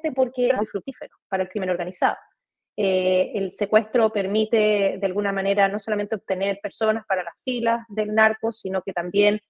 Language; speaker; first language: Spanish; native; Spanish